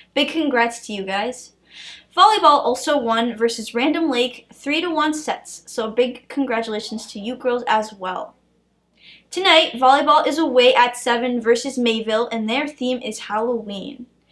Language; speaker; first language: English; native; English